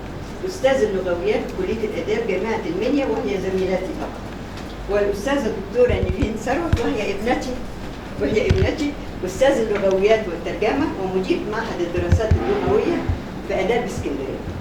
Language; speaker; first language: Arabic; native; Arabic